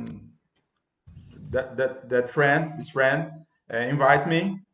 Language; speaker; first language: English; non-native, learner; Portuguese